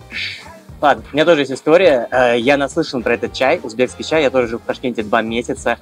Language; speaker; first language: Russian; native; Russian